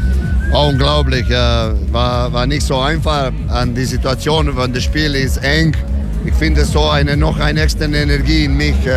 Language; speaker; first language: German; non-native, fluent; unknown